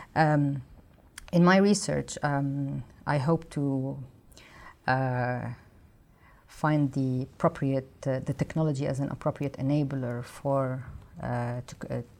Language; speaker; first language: English; non-native, fluent; Arabic